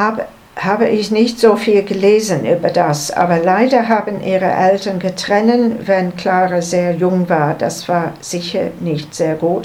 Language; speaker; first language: German; non-native, learner; English